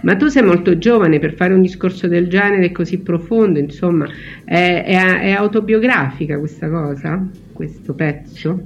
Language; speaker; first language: Italian; native; Italian